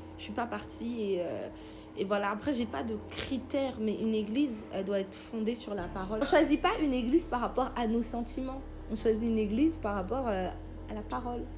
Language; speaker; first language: French; early bilingual, other home language; Lingala